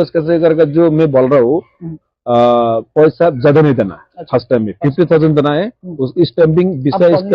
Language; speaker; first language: Hindi; non-native, local second language; Bangla